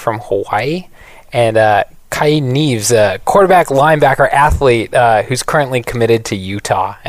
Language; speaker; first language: English; native; English